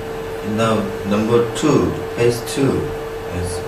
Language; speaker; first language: English; non-native, learner; Korean